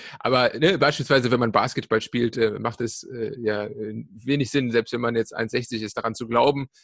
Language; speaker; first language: German; native; German